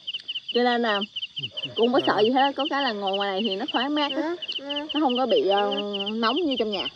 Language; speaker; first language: Vietnamese; native; Vietnamese